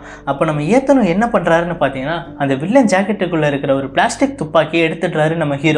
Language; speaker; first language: Tamil; native; Tamil